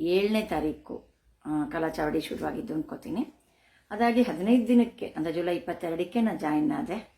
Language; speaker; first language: Kannada; native; Kannada